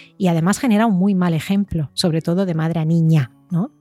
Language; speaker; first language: Spanish; native; Spanish